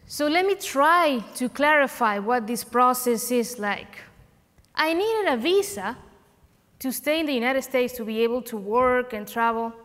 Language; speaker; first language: English; non-native, fluent; Spanish